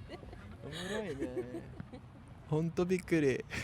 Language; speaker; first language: Japanese; non-native, learner; English